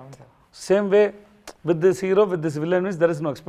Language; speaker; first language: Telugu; non-native, learner; Tamil